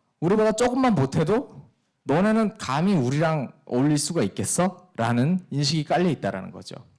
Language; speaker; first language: Korean; early bilingual, heritage; Korean